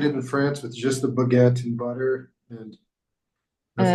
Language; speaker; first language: English; non-native, fluent; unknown